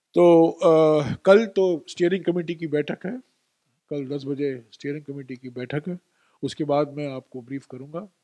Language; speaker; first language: Hindi; non-native, local second language; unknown